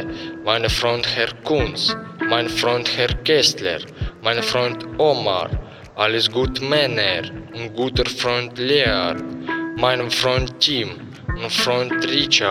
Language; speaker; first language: German; non-native, learner; Ukrainian